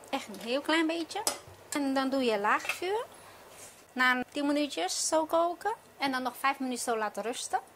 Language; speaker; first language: Dutch; non-native, fluent; Chinese